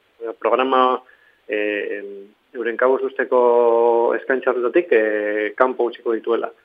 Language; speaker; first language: Basque; native; Basque